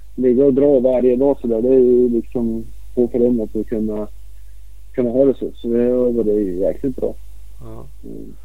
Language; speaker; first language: Swedish; native; Swedish